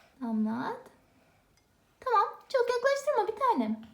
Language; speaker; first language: Turkish; native; Turkish